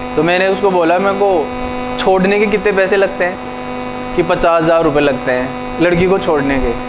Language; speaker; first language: Hindi; native; Hindi